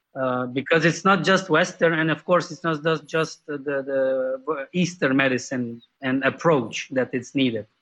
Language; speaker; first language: English; non-native, fluent; Slovenian